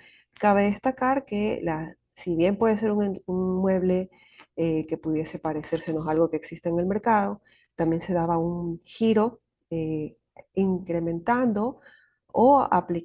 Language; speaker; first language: Spanish; native; Spanish